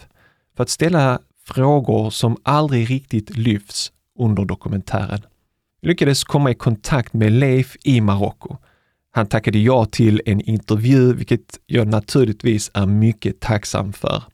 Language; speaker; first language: Swedish; native; Swedish